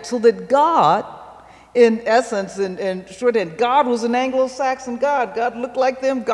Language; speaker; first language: English; native; English